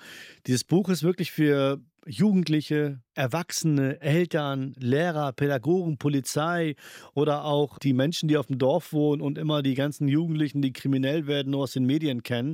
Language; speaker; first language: German; early bilingual, other home language; Urdu